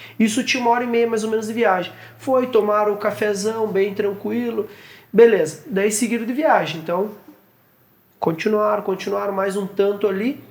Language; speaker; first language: Portuguese; native; Portuguese